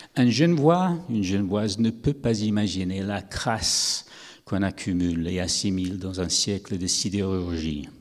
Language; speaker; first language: French; non-native, fluent; English